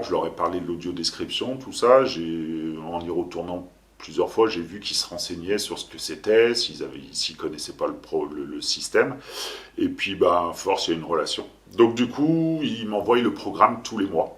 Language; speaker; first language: French; native; French